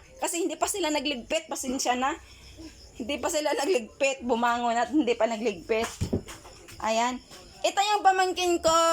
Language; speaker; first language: Filipino; non-native, local second language; Cebuano